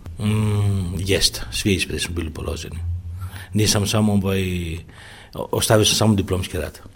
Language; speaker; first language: Serbian; non-native, fluent; Greek